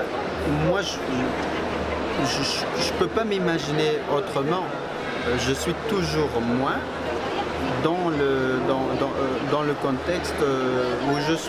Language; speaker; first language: French; non-native, fluent; Spanish